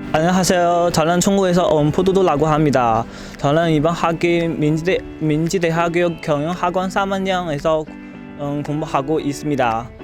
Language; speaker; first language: Korean; non-native, learner; Chinese